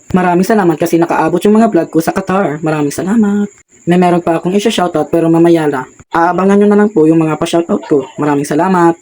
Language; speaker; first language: Filipino; non-native, local second language; Hiligaynon